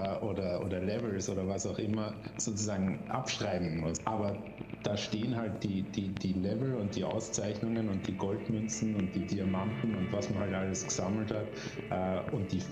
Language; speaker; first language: German; native; German